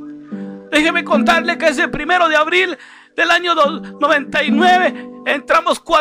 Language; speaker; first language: Spanish; native; Spanish